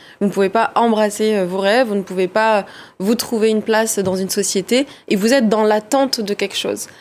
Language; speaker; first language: French; early bilingual, other home language; Arabic